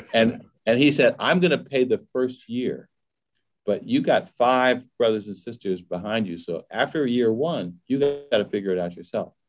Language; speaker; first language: English; native; English